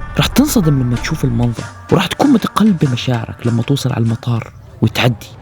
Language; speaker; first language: Arabic; native; Arabic